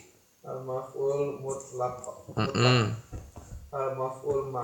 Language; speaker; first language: Arabic; non-native, learner; Indonesian